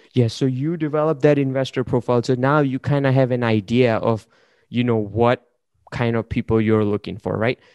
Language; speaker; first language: English; non-native, local second language; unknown